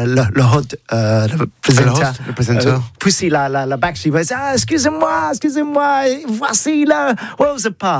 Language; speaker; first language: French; non-native, learner; English